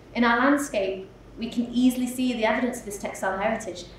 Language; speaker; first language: English; native; English